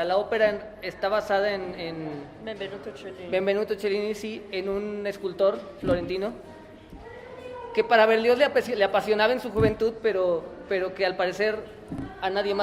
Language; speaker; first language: Spanish; native; Spanish